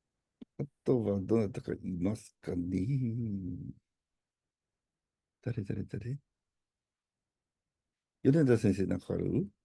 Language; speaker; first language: Japanese; native; Japanese